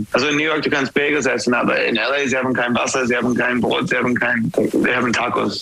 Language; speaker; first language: German; non-native, fluent; English